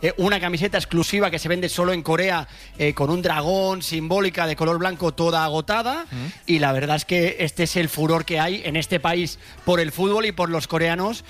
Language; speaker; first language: Spanish; native; Spanish